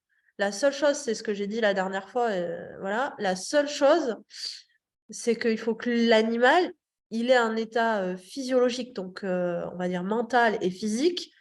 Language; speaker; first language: French; native; French